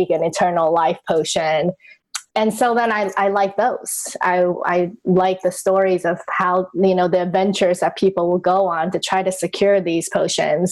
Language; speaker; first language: English; non-native, fluent; Chinese